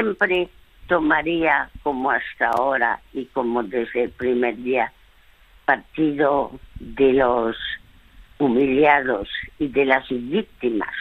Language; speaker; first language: Spanish; early bilingual, other home language; French